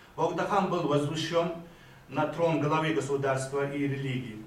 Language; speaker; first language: Russian; non-native, fluent; Mongolian